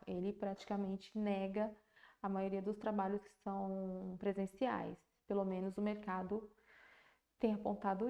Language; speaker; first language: Portuguese; native; Portuguese